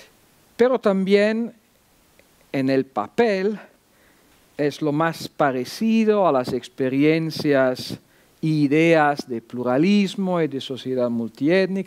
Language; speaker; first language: Spanish; non-native, fluent; Italian